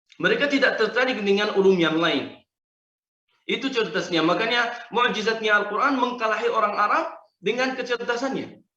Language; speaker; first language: Indonesian; non-native, fluent; Arabic